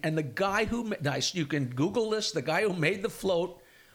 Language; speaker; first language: English; native; English